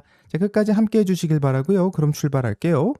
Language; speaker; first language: Korean; native; Korean